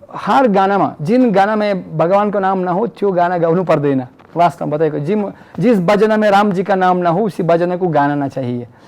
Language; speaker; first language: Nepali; non-native, fluent; Russian